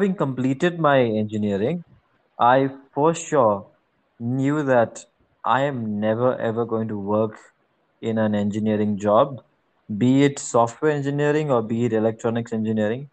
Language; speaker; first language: English; non-native, local second language; Malayalam